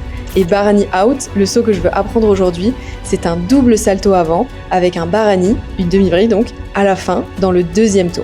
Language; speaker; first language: French; native; French